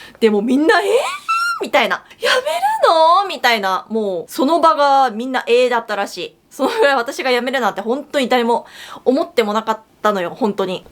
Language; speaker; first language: Japanese; native; Japanese